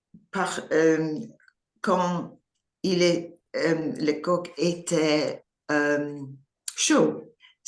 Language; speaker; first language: French; non-native, learner; English